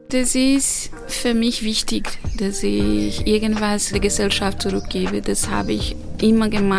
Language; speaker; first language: German; non-native, fluent; Portuguese